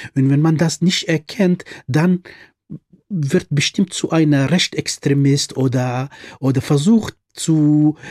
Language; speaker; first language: German; non-native, fluent; Arabic